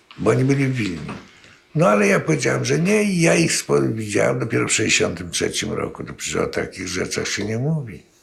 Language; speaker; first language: Polish; native; Polish